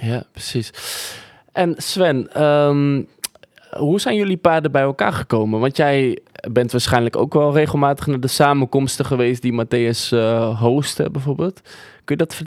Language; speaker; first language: Dutch; native; Dutch